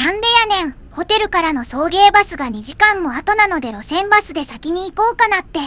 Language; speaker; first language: Japanese; native; Japanese